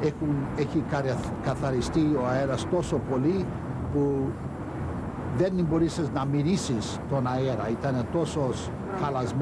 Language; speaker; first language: Greek; early bilingual, heritage; Greek